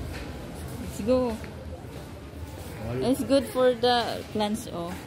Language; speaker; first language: English; non-native, learner; Filipino